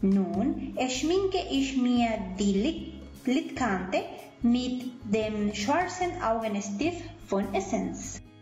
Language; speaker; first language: German; non-native, fluent; Spanish